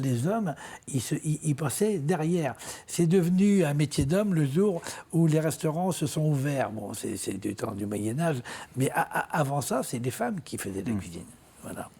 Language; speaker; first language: French; native; French